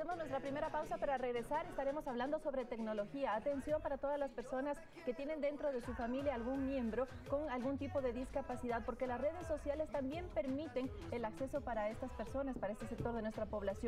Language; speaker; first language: Spanish; native; Spanish